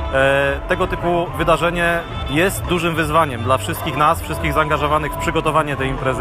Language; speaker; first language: Polish; native; Polish